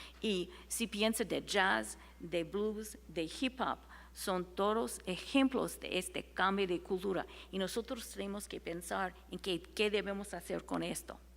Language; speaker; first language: Spanish; non-native, fluent; English